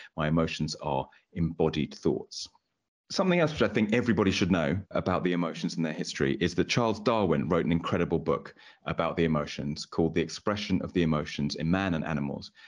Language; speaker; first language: English; native; English